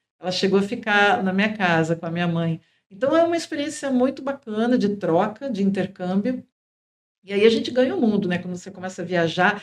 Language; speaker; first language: Portuguese; native; Portuguese